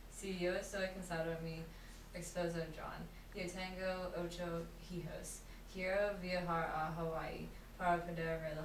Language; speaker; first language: Spanish; non-native, learner; English